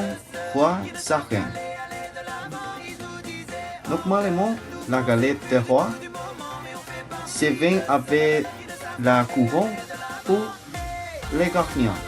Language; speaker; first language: French; non-native, learner; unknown